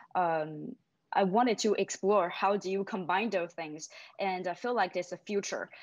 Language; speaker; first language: English; non-native, fluent; Chinese